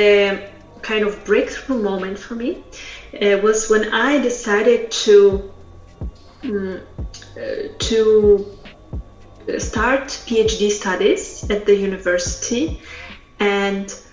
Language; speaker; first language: English; non-native, fluent; Russian